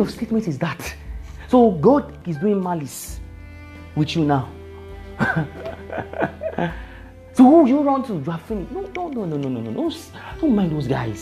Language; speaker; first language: English; non-native, local second language; Yoruba